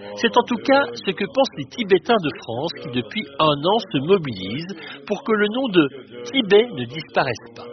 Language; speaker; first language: French; native; French